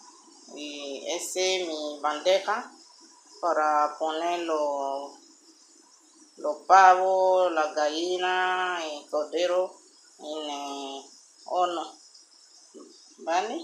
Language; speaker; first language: Spanish; non-native, learner; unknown